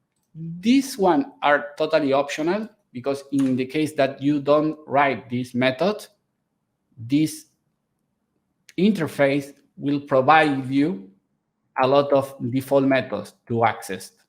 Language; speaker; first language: English; non-native, fluent; Spanish